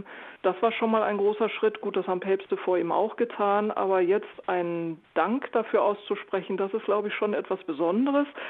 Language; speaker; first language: German; native; German